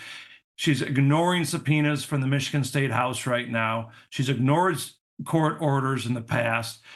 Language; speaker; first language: English; native; English